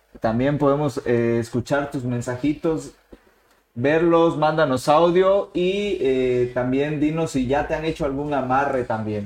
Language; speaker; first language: Spanish; native; Spanish